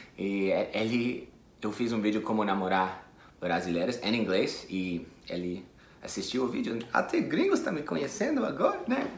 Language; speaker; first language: Portuguese; non-native, fluent; English